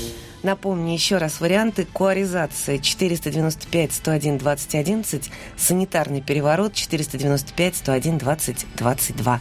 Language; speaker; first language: Russian; native; Russian